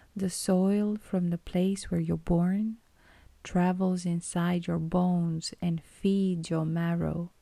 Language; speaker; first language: English; non-native, fluent; Romanian